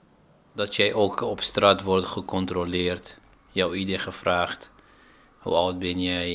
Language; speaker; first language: Dutch; non-native, fluent; Arabic